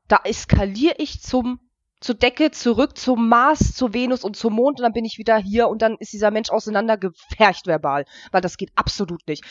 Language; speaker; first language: German; early bilingual, other home language; Russian